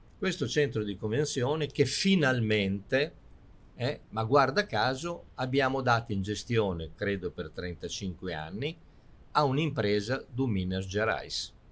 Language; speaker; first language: Italian; native; Italian